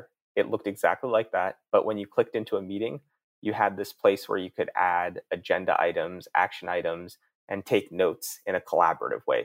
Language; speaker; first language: English; native; English